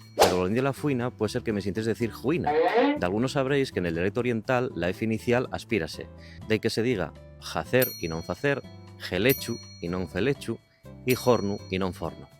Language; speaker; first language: Asturian; native; Asturian